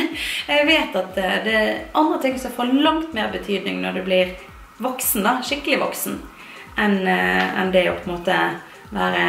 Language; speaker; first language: Norwegian; native; Norwegian